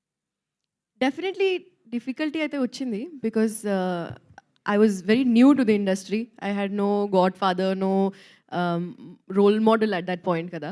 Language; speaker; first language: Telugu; non-native, local second language; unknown